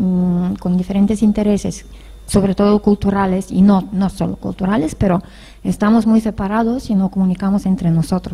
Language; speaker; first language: Spanish; non-native, fluent; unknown